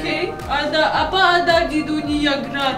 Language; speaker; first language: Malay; non-native, learner; Russian